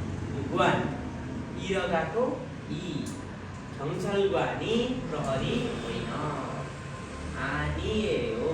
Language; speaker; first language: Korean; non-native, learner; Nepali